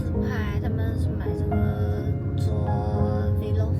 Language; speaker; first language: Chinese; non-native, fluent; Vietnamese